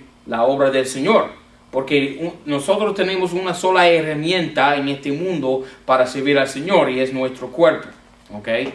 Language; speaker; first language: Spanish; non-native, fluent; English